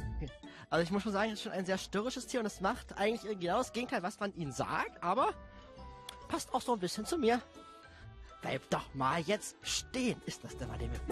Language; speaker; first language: German; native; German